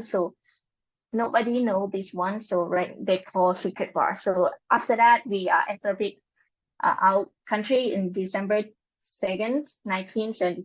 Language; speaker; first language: English; non-native, learner; Lao